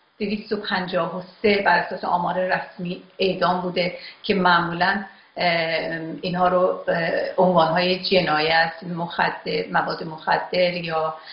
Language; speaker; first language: Persian; non-native, local second language; Azerbaijani